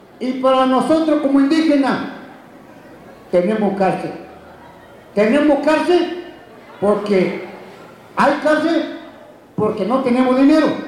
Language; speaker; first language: Spanish; non-native, local second language; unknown